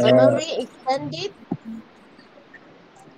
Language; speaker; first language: English; non-native, learner; Indonesian